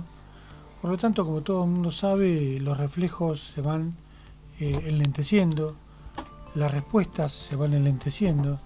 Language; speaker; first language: Spanish; native; Spanish